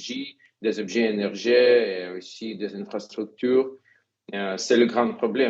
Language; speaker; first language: French; non-native, fluent; Ukrainian